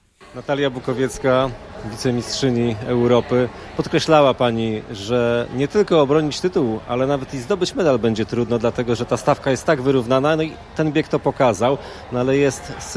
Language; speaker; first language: Polish; native; Polish